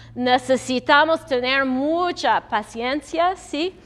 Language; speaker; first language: Spanish; non-native, learner; English